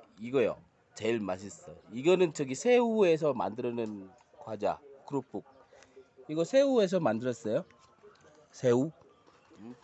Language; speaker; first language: Korean; non-native, learner; Indonesian